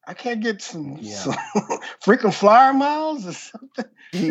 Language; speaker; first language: English; native; English